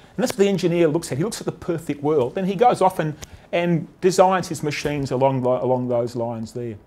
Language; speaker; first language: English; native; English